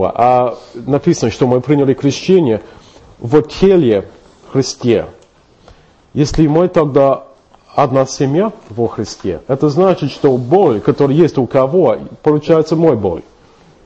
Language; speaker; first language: Russian; non-native, fluent; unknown